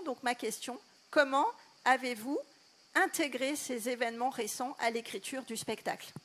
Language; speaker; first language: French; native; French